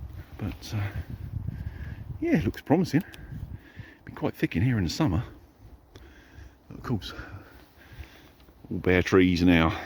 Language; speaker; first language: English; native; English